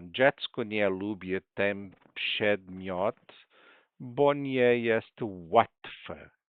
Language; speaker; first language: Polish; non-native, fluent; Portuguese